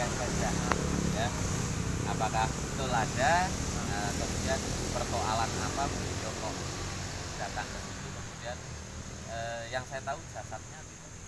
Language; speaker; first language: Indonesian; native; Indonesian